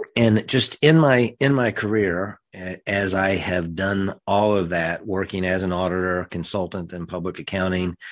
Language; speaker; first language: English; native; English